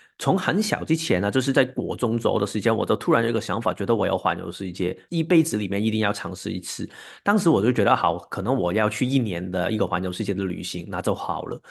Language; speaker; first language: Chinese; non-native, local second language; Cantonese